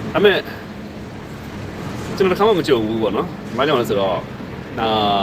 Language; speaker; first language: Burmese; native; Burmese